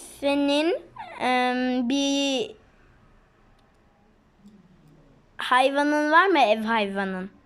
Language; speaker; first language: Turkish; non-native, learner; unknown